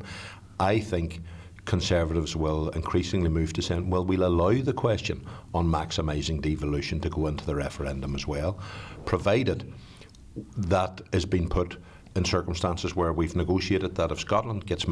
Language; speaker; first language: English; native; English